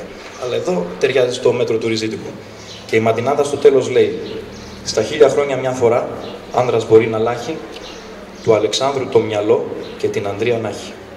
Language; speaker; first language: Greek; native; Greek